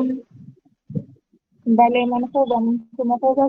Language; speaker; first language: Persian; non-native, learner; Urdu